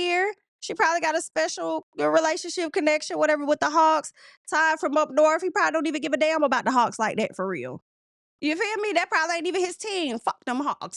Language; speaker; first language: English; native; English